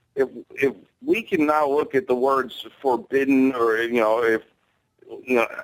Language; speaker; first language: English; native; English